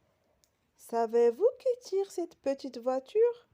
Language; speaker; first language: French; non-native, local second language; Arabic